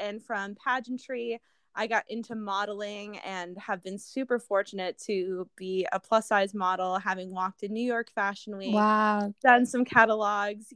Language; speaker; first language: English; native; English